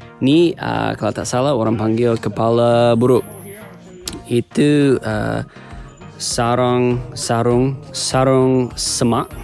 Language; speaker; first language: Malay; non-native, fluent; English